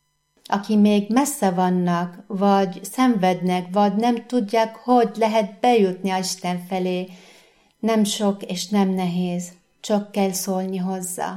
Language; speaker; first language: Hungarian; non-native, learner; Arabic